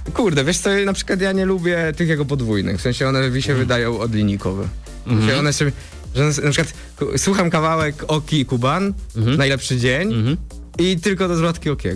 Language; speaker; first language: Polish; native; Polish